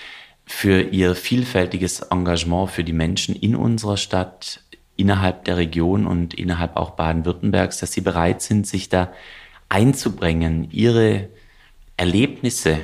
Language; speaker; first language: German; native; German